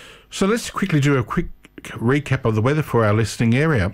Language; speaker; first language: English; early bilingual, other home language; Italian